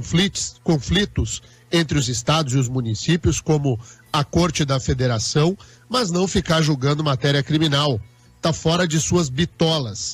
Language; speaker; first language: Portuguese; native; Portuguese